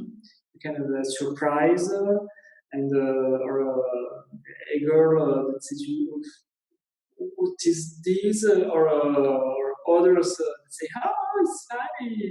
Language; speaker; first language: English; non-native, learner; Italian